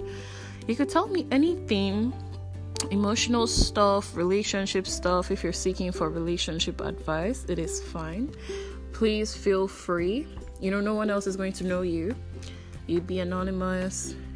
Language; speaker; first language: English; non-native, local second language; Igbo